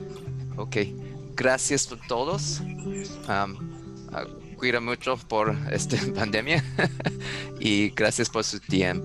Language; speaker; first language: Spanish; non-native, learner; English